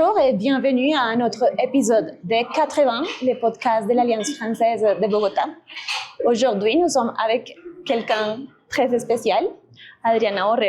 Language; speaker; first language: French; non-native, fluent; Spanish